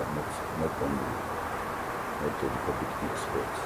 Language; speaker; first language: English; non-native, learner; Japanese